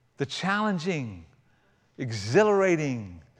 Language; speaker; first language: English; native; English